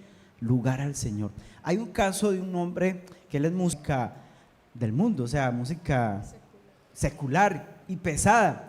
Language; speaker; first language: Spanish; native; Spanish